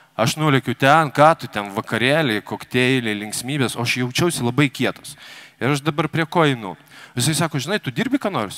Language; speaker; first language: Lithuanian; native; Lithuanian